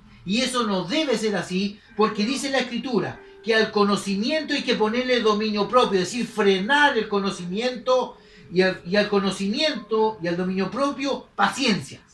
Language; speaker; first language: Spanish; native; Spanish